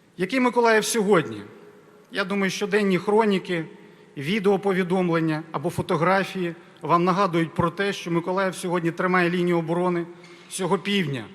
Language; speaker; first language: Ukrainian; native; Ukrainian